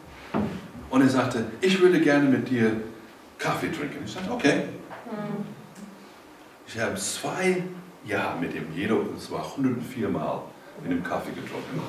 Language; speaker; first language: German; non-native, learner; English